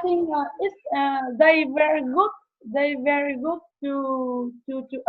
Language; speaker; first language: English; non-native, learner; Vietnamese